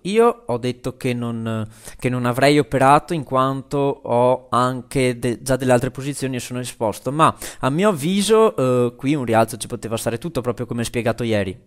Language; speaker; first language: Italian; native; Italian